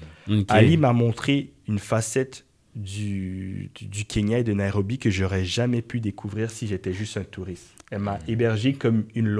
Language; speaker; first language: French; native; French